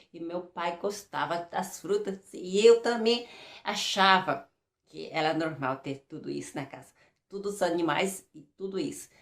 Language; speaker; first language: Portuguese; early bilingual, other home language; Japanese